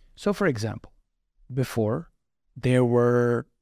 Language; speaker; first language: English; non-native, local second language; Urdu